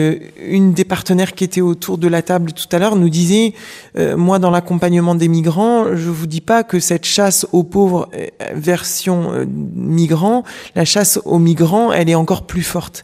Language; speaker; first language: French; native; French